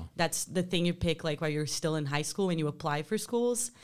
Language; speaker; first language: English; non-native, fluent; Portuguese